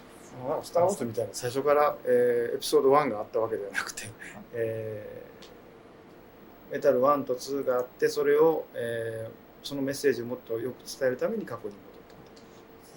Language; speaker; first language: Japanese; native; Japanese